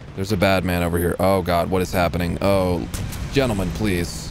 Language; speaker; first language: English; native; English